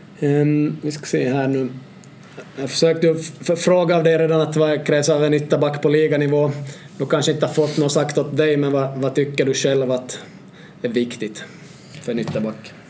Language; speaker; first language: Swedish; native; Swedish